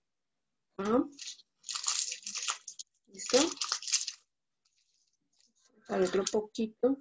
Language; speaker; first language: Spanish; native; Spanish